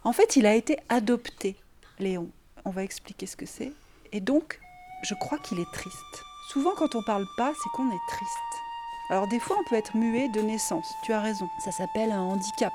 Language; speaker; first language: French; native; French